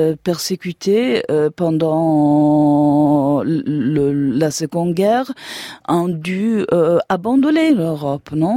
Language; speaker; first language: French; non-native, fluent; German